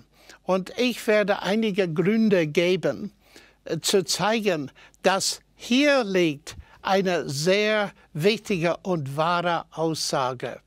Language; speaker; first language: German; non-native, fluent; English